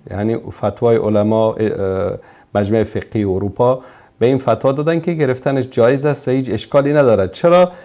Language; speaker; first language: Persian; native; Persian